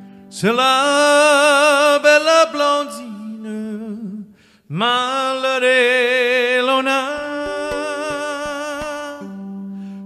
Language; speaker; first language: French; non-native, fluent; English